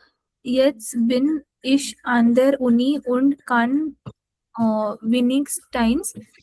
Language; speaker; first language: German; non-native, learner; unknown